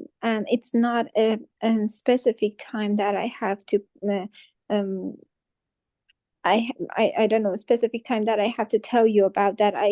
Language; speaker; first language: English; non-native, fluent; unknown